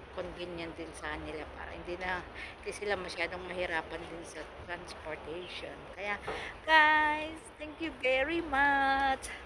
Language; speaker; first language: Filipino; native; Filipino